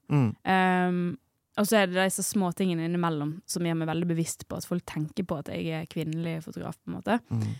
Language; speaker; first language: Norwegian; native; Norwegian